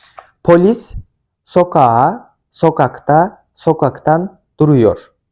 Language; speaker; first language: Turkish; non-native, fluent; Kyrgyz